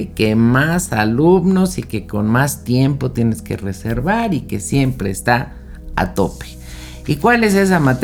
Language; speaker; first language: Spanish; native; Spanish